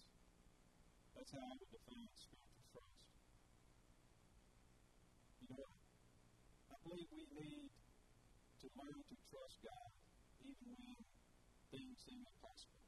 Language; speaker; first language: English; native; English